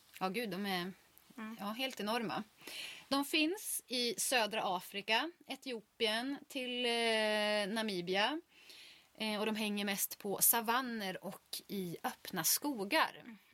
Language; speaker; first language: Swedish; native; Swedish